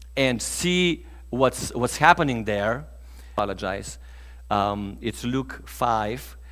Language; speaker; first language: English; non-native, fluent; Bulgarian